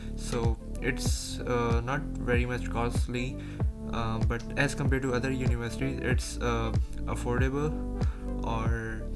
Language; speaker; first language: English; non-native, local second language; Urdu